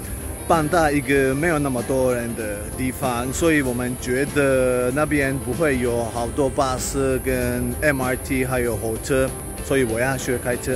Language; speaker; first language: Chinese; non-native, fluent; Swedish